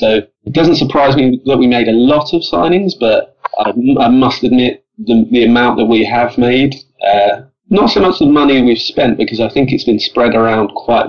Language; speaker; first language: English; native; English